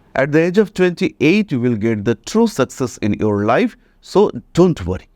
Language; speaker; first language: English; non-native, local second language; Bangla